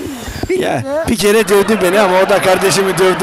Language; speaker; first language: Turkish; native; Turkish